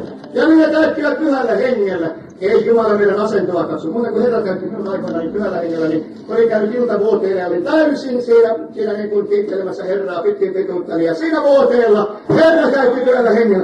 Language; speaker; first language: Finnish; native; Finnish